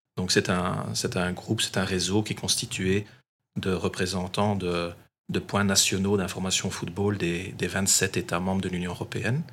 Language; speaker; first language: French; native; French